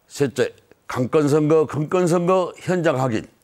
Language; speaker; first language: Korean; native; Korean